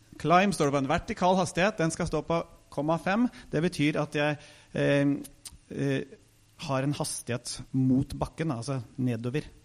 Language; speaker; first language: Norwegian; native; Norwegian